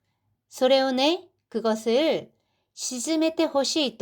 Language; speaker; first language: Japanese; non-native, fluent; Korean